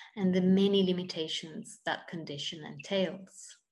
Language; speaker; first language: English; non-native, fluent; Italian